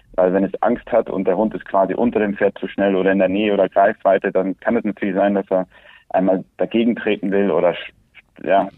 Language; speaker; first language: German; early bilingual, other home language; Spanish